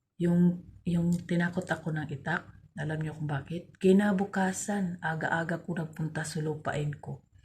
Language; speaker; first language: Filipino; non-native, local second language; Cebuano